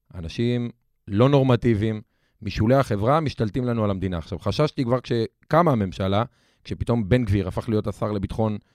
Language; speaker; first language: Hebrew; native; Hebrew